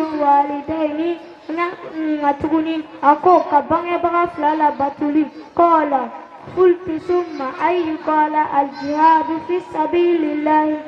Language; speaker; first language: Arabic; non-native, learner; Bambara